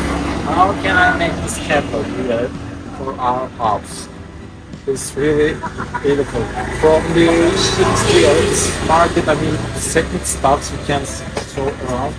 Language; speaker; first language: English; non-native, learner; Turkish